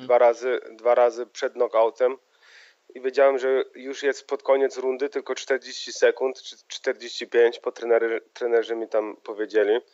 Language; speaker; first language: Polish; early bilingual, heritage; Polish